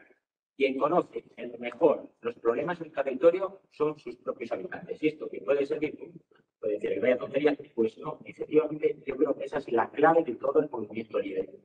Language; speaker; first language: Spanish; native; Spanish